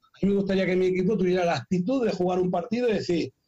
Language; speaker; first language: Spanish; native; Spanish